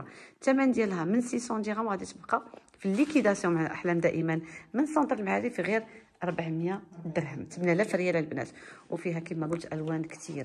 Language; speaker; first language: Arabic; native; Arabic